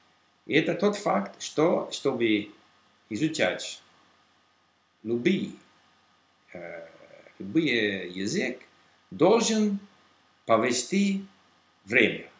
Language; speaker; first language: Russian; non-native, learner; English